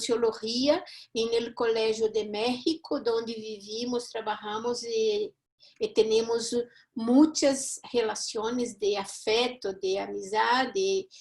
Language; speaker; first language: Spanish; non-native, fluent; Portuguese